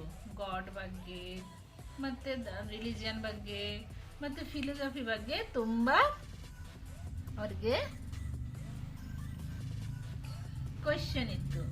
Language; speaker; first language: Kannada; non-native, local second language; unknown